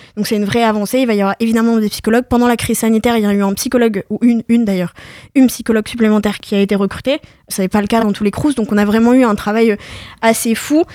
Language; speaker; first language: French; native; French